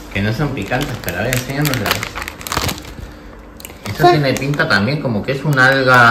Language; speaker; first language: Spanish; native; Spanish